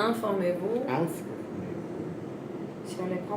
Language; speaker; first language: French; non-native, fluent; Portuguese